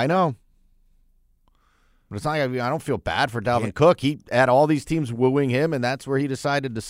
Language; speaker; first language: English; native; English